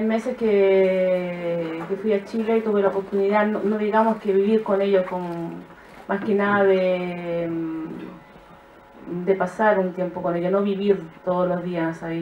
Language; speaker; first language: Spanish; native; Spanish